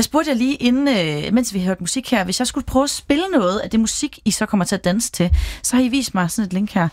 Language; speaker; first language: Danish; native; Danish